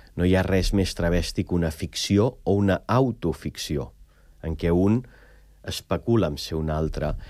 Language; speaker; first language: Catalan; native; Catalan